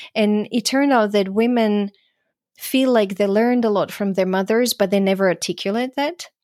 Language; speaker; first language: English; non-native, fluent; Croatian